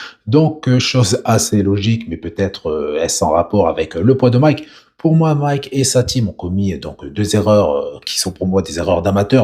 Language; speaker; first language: French; native; French